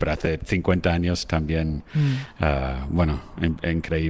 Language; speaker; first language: Spanish; non-native, fluent; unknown